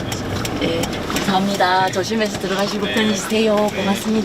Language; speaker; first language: Korean; native; Korean